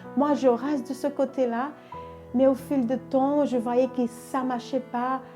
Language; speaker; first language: French; non-native, fluent; Portuguese